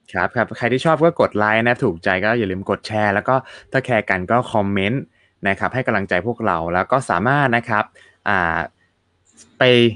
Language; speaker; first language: Thai; native; Thai